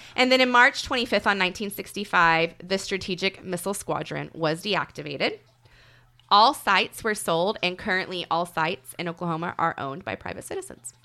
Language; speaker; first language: English; native; English